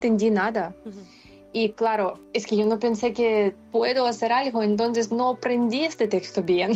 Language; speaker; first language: Spanish; non-native, fluent; Ukrainian